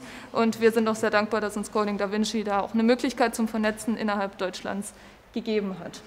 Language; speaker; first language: German; native; German